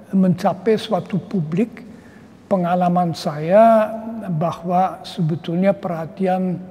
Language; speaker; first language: Indonesian; non-native, fluent; German